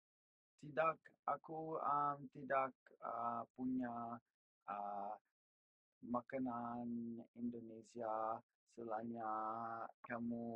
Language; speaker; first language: Indonesian; non-native, learner; English